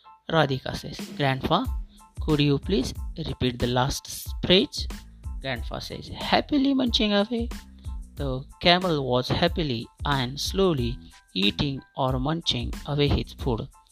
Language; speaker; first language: English; non-native, local second language; Marathi